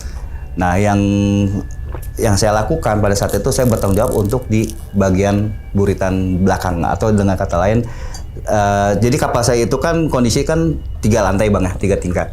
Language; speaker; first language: Indonesian; native; Indonesian